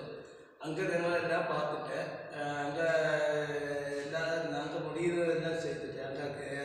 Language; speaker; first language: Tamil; non-native, local second language; Malayalam